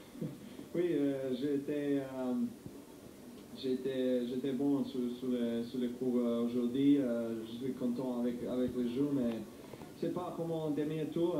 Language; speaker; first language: French; non-native, learner; Serbian